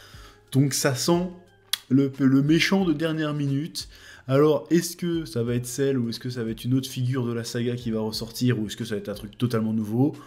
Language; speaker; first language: French; native; French